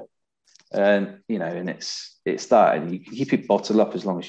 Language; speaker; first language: English; native; English